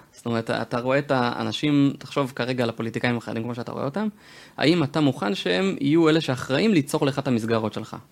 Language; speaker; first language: Hebrew; native; Hebrew